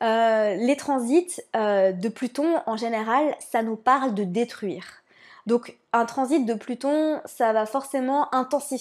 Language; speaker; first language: French; native; French